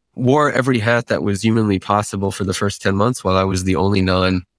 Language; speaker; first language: English; native; English